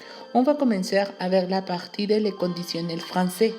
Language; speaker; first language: French; non-native, learner; Spanish